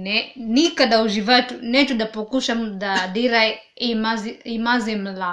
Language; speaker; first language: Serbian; non-native, learner; English